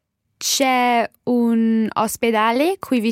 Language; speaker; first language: Italian; non-native, learner; English